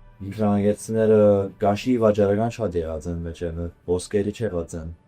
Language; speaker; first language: Armenian; early bilingual, heritage; Armenian